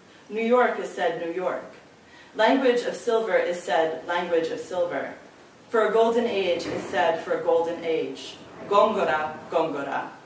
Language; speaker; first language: English; native; English